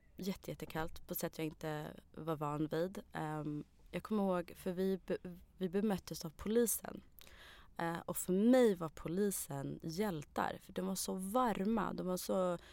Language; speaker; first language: Swedish; early bilingual, other home language; Arabic